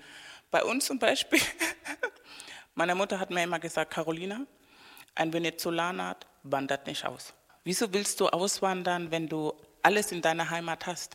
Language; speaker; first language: German; non-native, fluent; Spanish